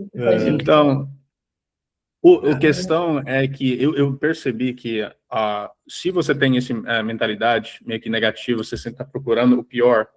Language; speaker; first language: Portuguese; early bilingual, heritage; English